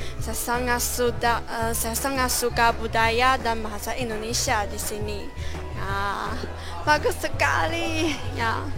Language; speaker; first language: Indonesian; non-native, fluent; Chinese